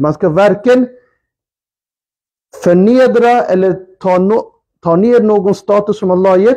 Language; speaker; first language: Swedish; early bilingual, other home language; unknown